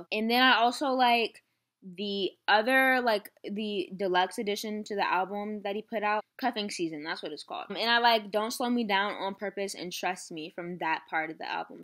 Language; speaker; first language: English; native; English